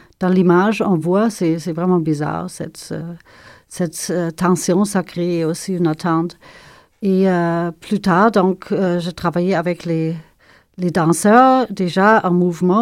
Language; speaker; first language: French; non-native, fluent; German